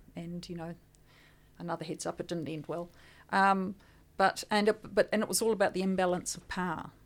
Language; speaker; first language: English; native; English